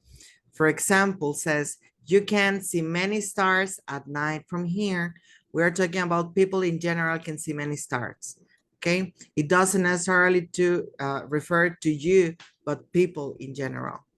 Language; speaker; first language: English; non-native, fluent; Spanish